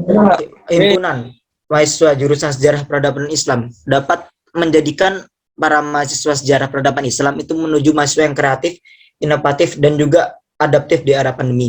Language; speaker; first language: Malay; native; Malay